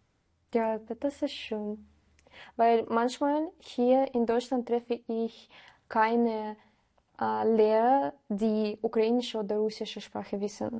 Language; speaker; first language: German; non-native, learner; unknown